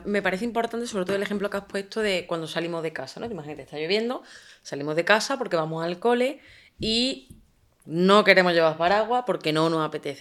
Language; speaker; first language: Spanish; native; Spanish